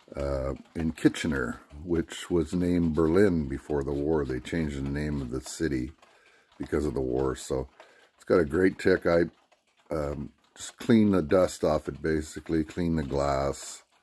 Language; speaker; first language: English; native; English